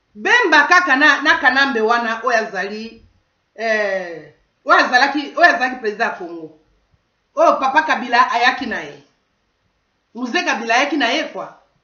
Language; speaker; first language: Lingala; non-native, local second language; Kongo